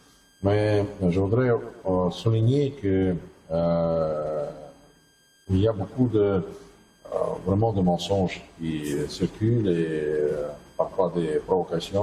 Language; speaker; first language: French; non-native, fluent; Russian